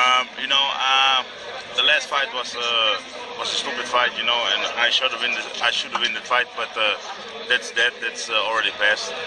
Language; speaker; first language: English; non-native, fluent; Dutch